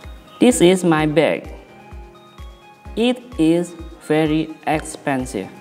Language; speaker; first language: English; non-native, local second language; Indonesian